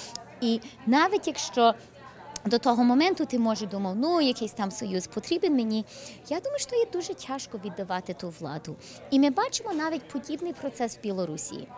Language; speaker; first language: Ukrainian; early bilingual, heritage; Ukrainian